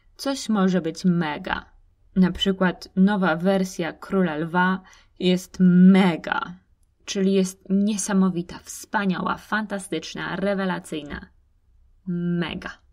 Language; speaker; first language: Polish; native; Polish